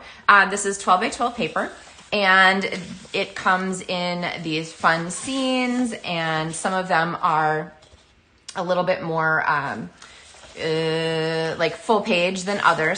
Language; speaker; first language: English; native; English